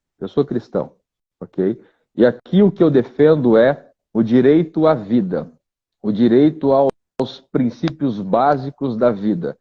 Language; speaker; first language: Portuguese; native; Portuguese